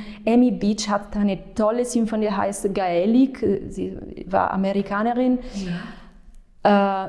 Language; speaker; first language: German; non-native, fluent; Italian